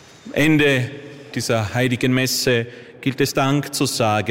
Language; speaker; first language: German; native; German